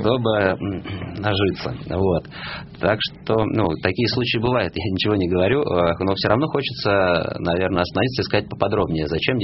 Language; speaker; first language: Russian; native; Russian